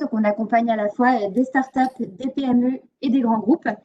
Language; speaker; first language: French; native; French